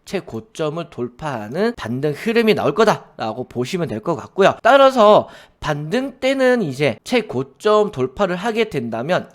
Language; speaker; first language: Korean; native; Korean